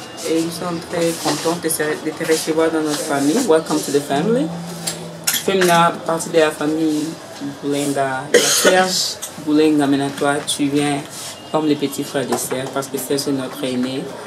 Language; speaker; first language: French; non-native, local second language; Lingala